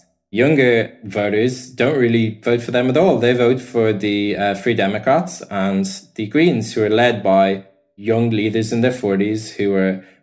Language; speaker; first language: English; native; English